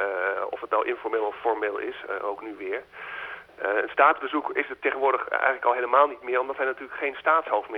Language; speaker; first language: Dutch; native; Dutch